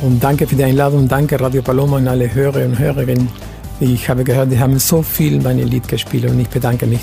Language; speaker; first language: German; non-native, fluent; Spanish